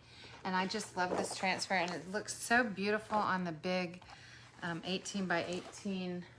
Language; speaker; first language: English; native; English